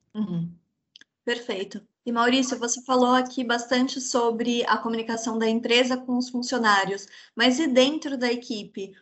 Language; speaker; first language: Portuguese; native; Portuguese